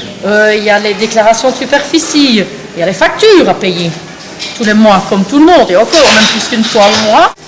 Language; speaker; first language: French; native; French